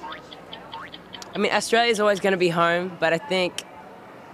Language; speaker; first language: English; native; English